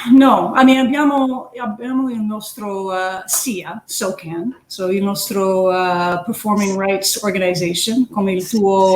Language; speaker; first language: Italian; early bilingual, heritage; English